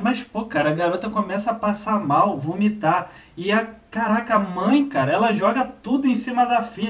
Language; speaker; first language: Portuguese; native; Portuguese